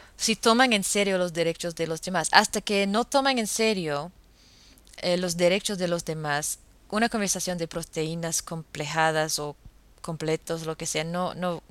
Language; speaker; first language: Spanish; non-native, fluent; English